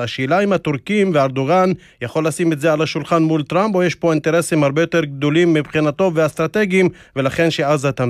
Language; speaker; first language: Hebrew; non-native, local second language; Arabic